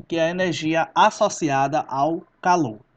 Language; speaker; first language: Portuguese; native; Portuguese